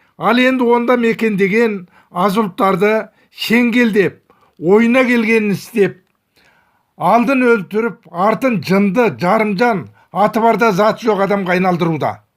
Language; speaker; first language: Kazakh; early bilingual, heritage; Kazakh